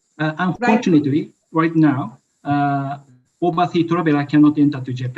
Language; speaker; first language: English; non-native, learner; Japanese